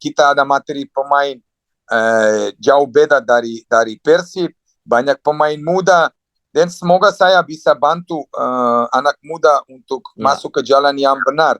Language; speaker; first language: Indonesian; non-native, fluent; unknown